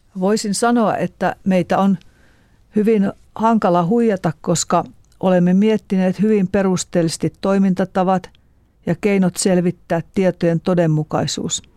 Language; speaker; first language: Finnish; native; Finnish